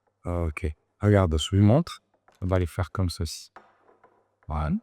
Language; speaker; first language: French; native; French